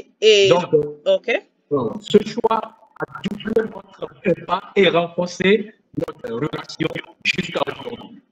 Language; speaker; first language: French; non-native, fluent; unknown